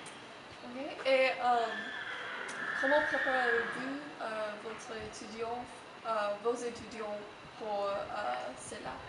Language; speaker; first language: French; non-native, learner; English